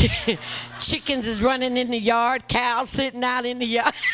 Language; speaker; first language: English; native; English